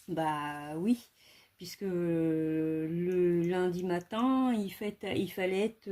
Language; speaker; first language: French; native; French